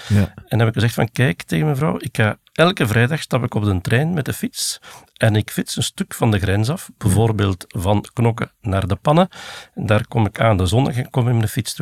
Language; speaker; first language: Dutch; native; Dutch